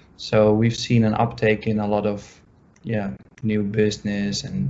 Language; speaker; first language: English; non-native, fluent; Dutch